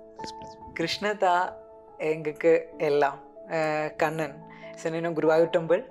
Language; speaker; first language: Tamil; non-native, learner; Malayalam